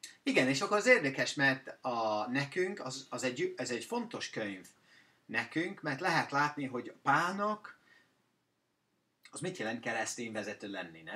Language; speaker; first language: Hungarian; non-native, fluent; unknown